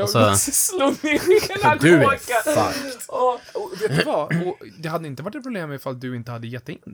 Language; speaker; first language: Swedish; native; Swedish